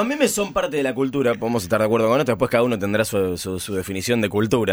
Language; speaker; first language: Spanish; native; Spanish